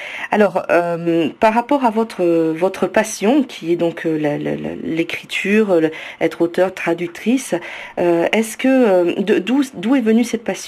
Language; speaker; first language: French; native; French